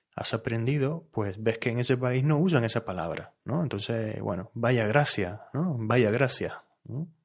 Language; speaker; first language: Spanish; native; Spanish